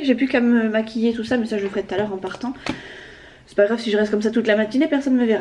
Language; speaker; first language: French; native; French